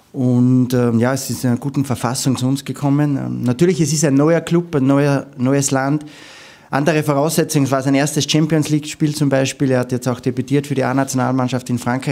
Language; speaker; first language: German; native; German